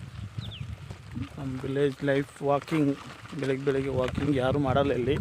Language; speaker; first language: Kannada; non-native, local second language; Urdu